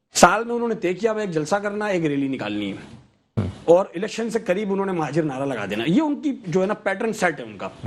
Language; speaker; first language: Urdu; native; Urdu